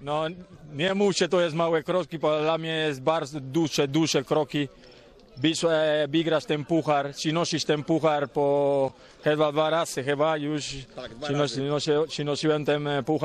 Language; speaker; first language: Polish; non-native, learner; Spanish